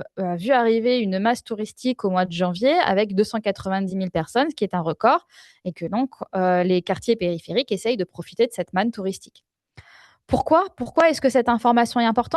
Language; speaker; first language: French; native; French